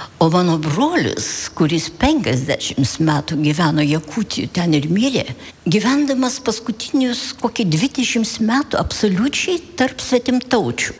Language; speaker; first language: Lithuanian; early bilingual, heritage; Lithuanian